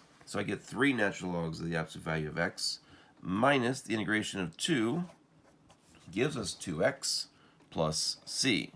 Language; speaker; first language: English; native; English